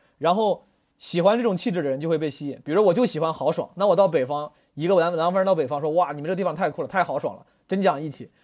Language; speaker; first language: Chinese; native; Chinese